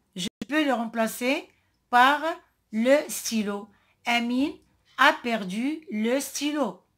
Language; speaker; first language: French; non-native, local second language; Arabic